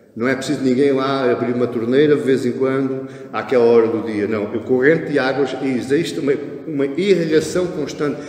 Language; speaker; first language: Portuguese; early bilingual, heritage; Portuguese